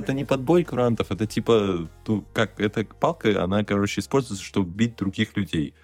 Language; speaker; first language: Russian; native; Russian